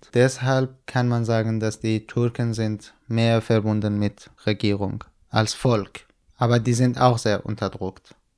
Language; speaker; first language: German; non-native, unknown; Central Kurdish